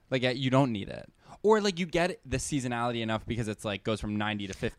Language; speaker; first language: English; native; English